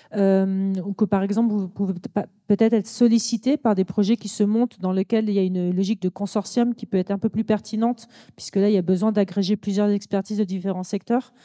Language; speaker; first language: French; native; French